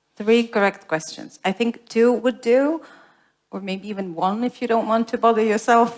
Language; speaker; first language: English; non-native, fluent; Lithuanian